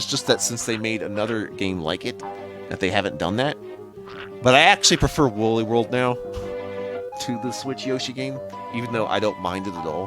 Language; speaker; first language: English; native; English